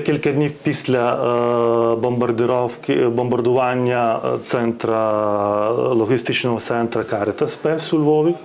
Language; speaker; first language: Ukrainian; non-native, fluent; Lithuanian